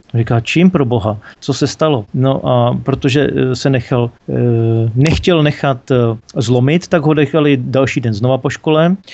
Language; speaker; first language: Czech; native; Czech